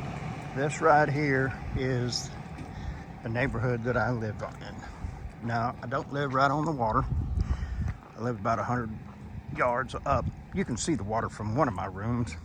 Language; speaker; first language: English; native; English